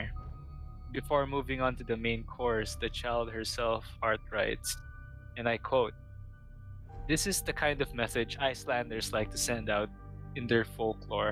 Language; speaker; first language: English; non-native, local second language; Filipino